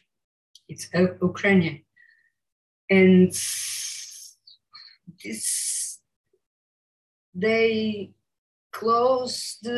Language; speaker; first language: English; non-native, learner; Portuguese